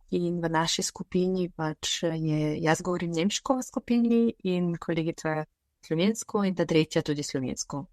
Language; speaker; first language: Slovenian; non-native, fluent; Bulgarian